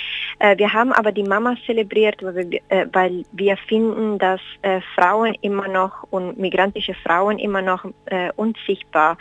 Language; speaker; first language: German; non-native, fluent; Spanish